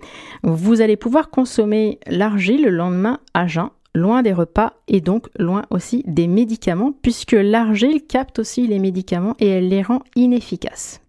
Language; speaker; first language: French; native; French